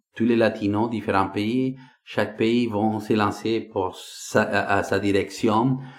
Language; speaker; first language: French; non-native, fluent; Spanish